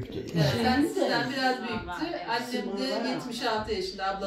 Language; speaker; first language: Turkish; native; Turkish